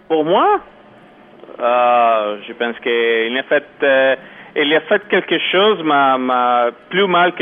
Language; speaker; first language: French; non-native, learner; Spanish